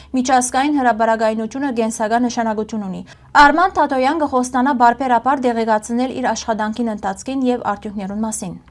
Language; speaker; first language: Armenian; early bilingual, heritage; Armenian